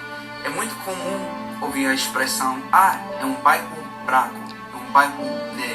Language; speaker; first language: Portuguese; non-native, fluent; English